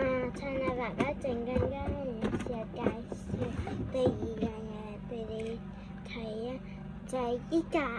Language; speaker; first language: Cantonese; native; Cantonese